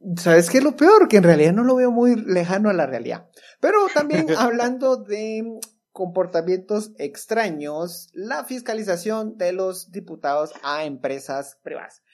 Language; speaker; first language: Spanish; native; Spanish